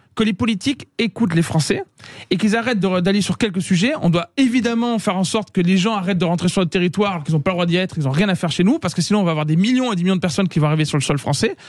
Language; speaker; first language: French; native; French